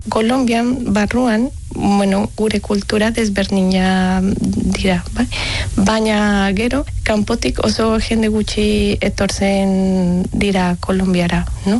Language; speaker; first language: Basque; non-native, learner; Spanish